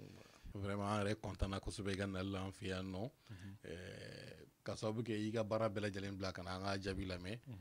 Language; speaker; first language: French; non-native, local second language; Bambara